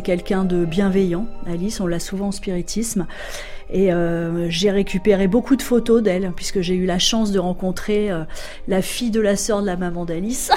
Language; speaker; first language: French; native; French